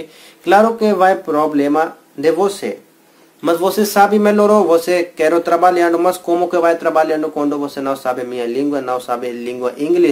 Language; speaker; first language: Portuguese; non-native, learner; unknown